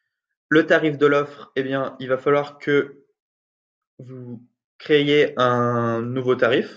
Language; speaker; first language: French; native; French